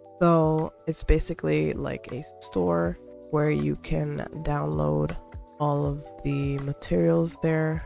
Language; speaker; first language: English; native; English